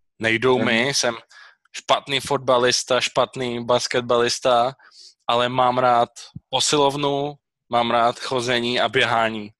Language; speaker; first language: Czech; native; Czech